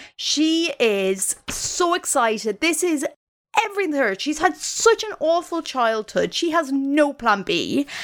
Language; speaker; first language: English; native; English